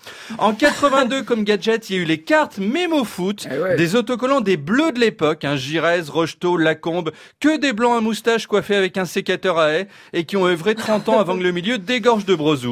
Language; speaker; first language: French; native; French